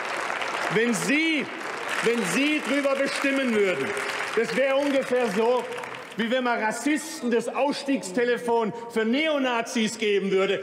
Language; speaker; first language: German; early bilingual, other home language; Turkish